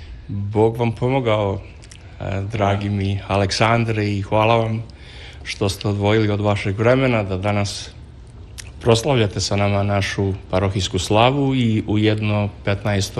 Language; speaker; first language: Serbian; native; Serbian